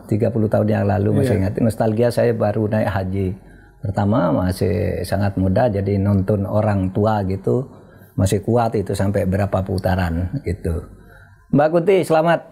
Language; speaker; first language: Indonesian; non-native, local second language; Madurese